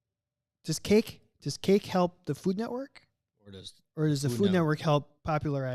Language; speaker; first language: English; native; English